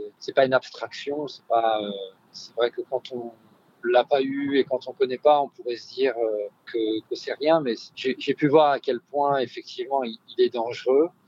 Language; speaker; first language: French; native; French